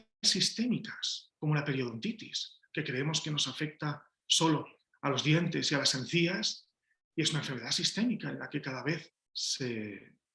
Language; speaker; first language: Spanish; native; Spanish